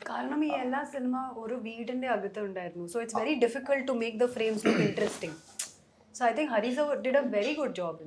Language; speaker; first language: Malayalam; early bilingual, heritage; Malayalam